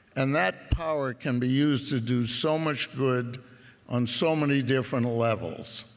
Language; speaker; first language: English; native; English